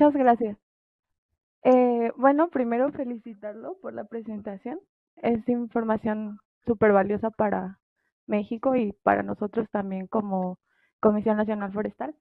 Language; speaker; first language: Spanish; native; Spanish